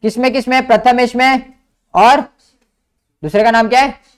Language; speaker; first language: Hindi; non-native, local second language; Marathi